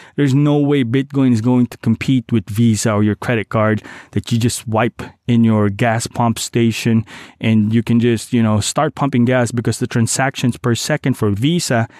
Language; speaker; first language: English; non-native, local second language; Cebuano